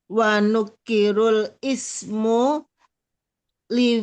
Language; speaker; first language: Arabic; non-native, learner; Indonesian